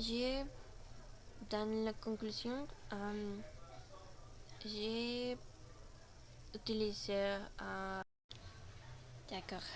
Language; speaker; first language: French; non-native, learner; Spanish